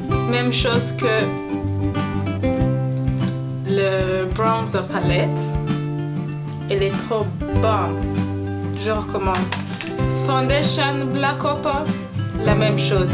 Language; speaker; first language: French; non-native, local second language; Rundi